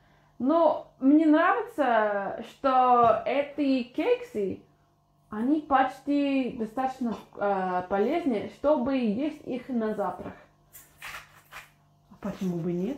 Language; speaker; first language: Russian; non-native, fluent; English